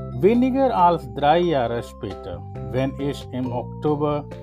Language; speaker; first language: German; non-native, fluent; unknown